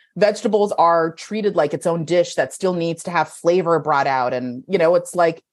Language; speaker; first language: English; native; English